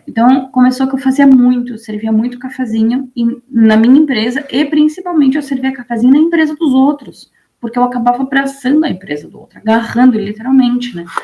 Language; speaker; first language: Portuguese; native; Portuguese